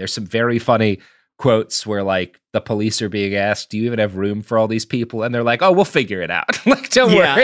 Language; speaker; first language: English; native; English